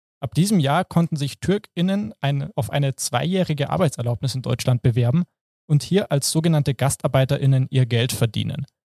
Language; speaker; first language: German; native; German